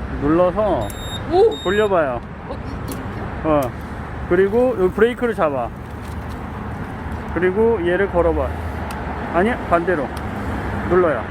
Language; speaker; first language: Korean; native; Korean